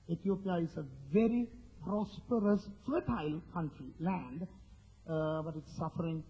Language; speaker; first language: English; non-native, local second language; Sinhala